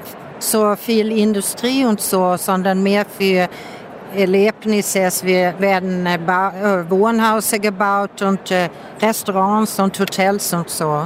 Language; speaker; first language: German; non-native, fluent; Swedish